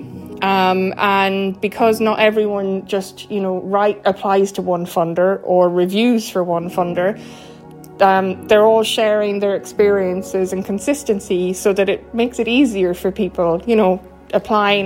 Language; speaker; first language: English; native; English